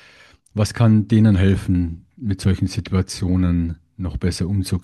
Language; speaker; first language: German; native; German